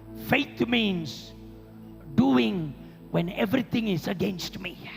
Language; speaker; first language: English; non-native, local second language; Tamil